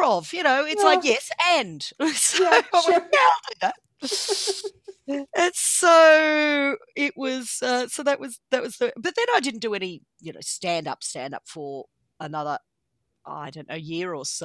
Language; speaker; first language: English; native; English